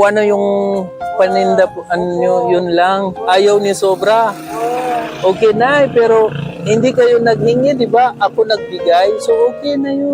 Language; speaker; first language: Filipino; non-native, learner; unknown